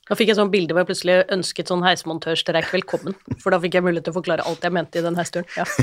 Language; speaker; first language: Norwegian; native; Norwegian